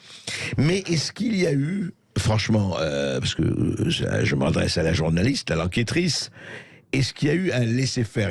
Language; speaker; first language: French; native; French